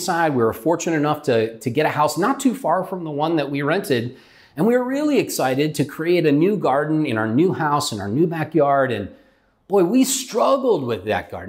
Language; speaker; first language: English; native; English